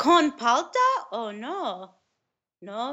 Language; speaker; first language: Spanish; non-native, learner; English